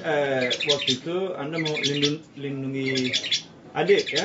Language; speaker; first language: Indonesian; non-native, fluent; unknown